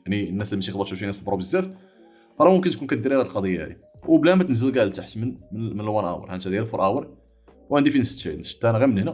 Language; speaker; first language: Arabic; native; Arabic